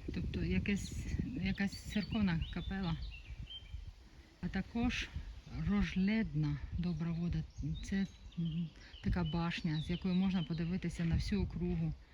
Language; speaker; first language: Ukrainian; native; Ukrainian